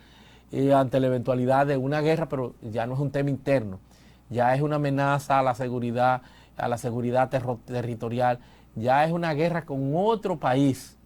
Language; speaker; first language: Spanish; native; Spanish